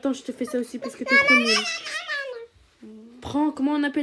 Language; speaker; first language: French; native; French